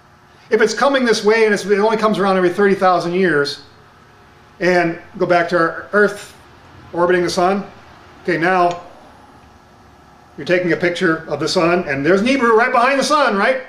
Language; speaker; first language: English; native; English